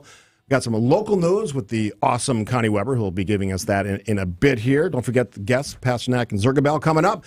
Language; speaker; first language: English; native; English